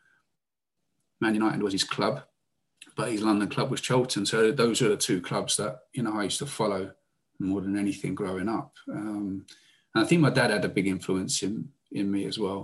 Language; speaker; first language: English; native; English